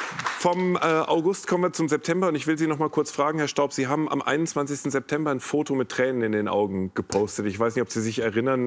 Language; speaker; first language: German; native; German